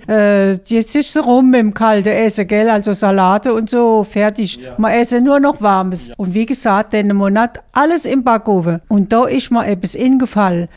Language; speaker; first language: German; non-native, local second language; French